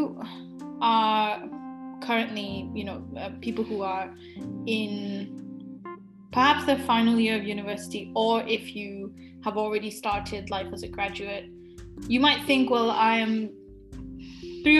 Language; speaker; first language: English; native; English